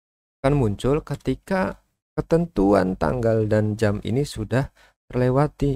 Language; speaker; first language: Indonesian; native; Indonesian